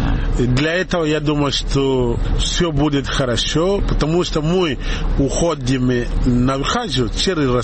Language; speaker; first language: Russian; non-native, learner; Portuguese